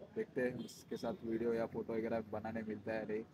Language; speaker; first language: Hindi; non-native, local second language; Marathi